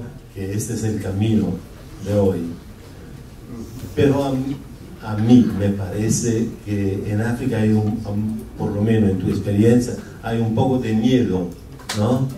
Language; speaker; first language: Spanish; non-native, fluent; Italian